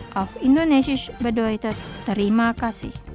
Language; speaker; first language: German; non-native, fluent; Indonesian